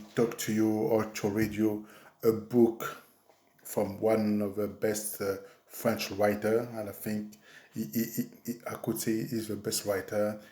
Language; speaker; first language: English; non-native, fluent; French